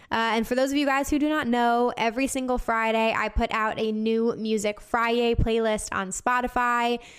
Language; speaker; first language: English; native; English